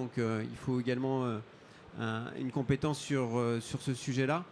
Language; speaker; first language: French; native; French